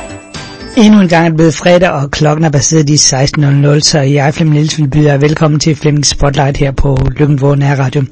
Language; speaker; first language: Danish; native; Danish